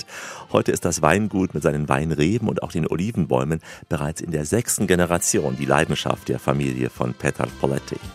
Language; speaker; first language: German; native; German